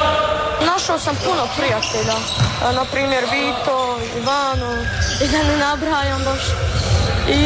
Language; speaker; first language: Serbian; early bilingual, heritage; English